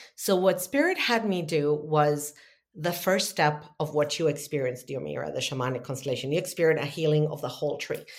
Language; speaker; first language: English; non-native, fluent; Spanish